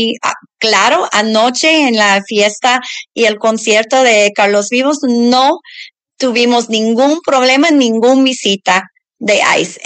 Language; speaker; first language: Spanish; early bilingual, other home language; English